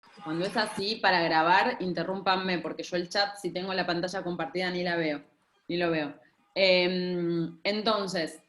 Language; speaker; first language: Spanish; native; Spanish